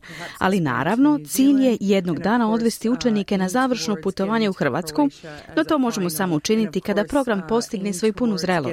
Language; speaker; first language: Serbian; native; Serbian